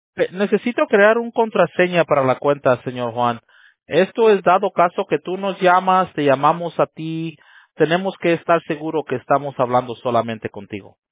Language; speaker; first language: Spanish; early bilingual, heritage; Spanish